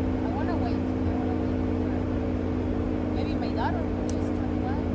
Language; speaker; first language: English; non-native, learner; Spanish